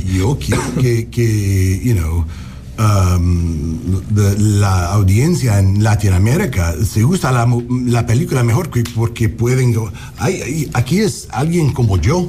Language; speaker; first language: Spanish; non-native, learner; English